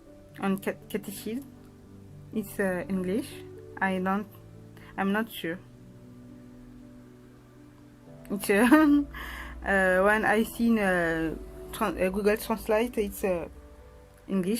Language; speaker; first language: English; non-native, learner; French